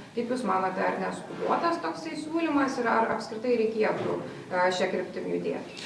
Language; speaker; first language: Lithuanian; native; Lithuanian